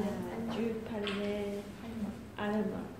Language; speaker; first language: French; non-native, learner; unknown